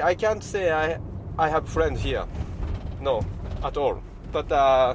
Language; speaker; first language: English; non-native, learner; Japanese